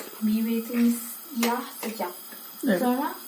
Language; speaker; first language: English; non-native, learner; Indonesian